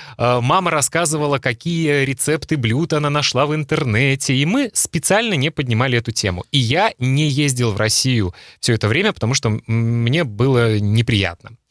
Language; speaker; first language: Russian; native; Russian